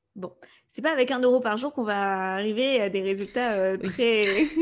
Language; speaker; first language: French; non-native, fluent; Spanish